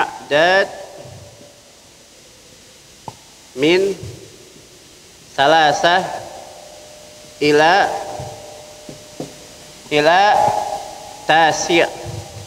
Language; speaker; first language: Arabic; non-native, fluent; Indonesian